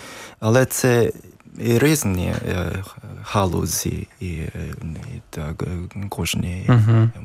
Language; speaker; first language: Ukrainian; non-native, learner; Japanese